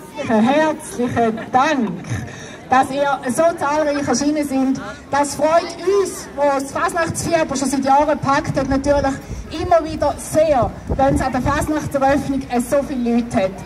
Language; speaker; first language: German; native; German